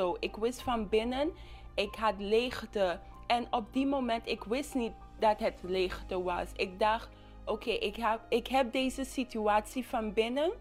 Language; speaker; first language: Dutch; non-native, local second language; English